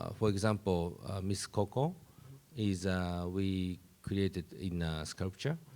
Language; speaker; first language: English; non-native, learner; Japanese